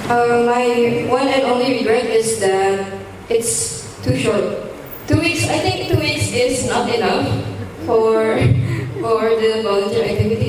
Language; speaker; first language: English; non-native, fluent; Indonesian